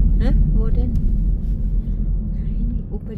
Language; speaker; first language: German; non-native, learner; Thai